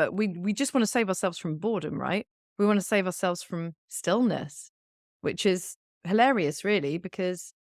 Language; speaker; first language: English; native; English